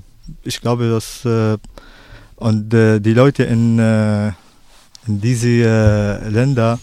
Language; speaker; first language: German; non-native, learner; Arabic